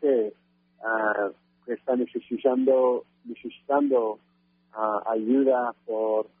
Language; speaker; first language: Spanish; non-native, fluent; French